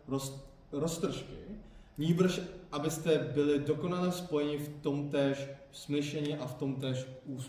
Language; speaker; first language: Czech; non-native, fluent; Korean